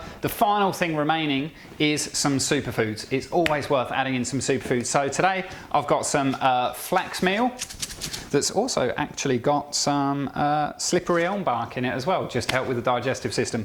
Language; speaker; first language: English; native; English